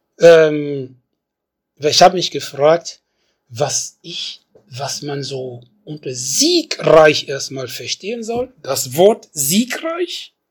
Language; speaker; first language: German; non-native, fluent; French